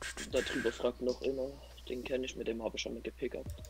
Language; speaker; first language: German; native; German